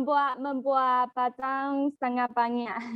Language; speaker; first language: Indonesian; non-native, learner; Chinese